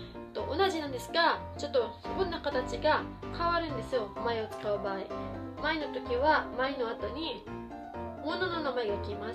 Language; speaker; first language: Japanese; non-native, fluent; Filipino